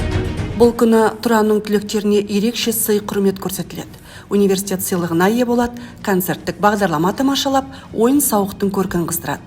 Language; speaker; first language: Kazakh; native; Kazakh